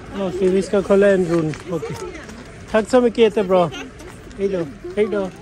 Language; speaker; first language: Swedish; non-native, learner; Hindi